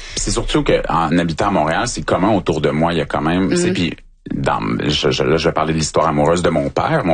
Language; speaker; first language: French; native; French